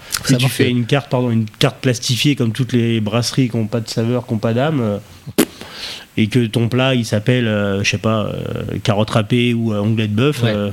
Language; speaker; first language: French; native; French